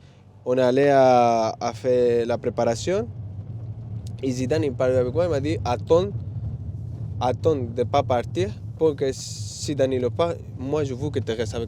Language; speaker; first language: French; non-native, learner; Spanish